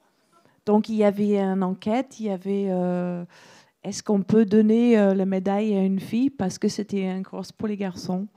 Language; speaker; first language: French; non-native, fluent; English